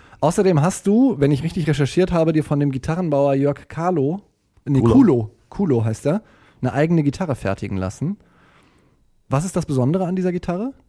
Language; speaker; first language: German; native; German